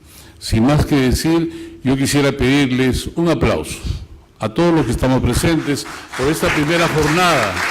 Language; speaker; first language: Spanish; native; Spanish